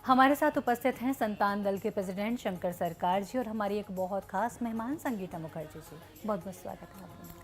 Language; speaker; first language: Hindi; native; Hindi